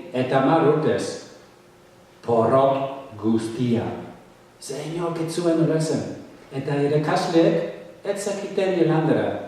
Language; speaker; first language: Basque; non-native, learner; English